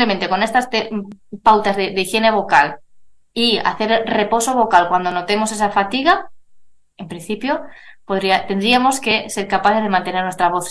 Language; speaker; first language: Spanish; native; Spanish